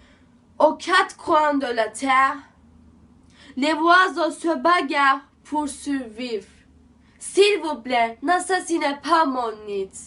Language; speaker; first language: French; non-native, learner; Turkish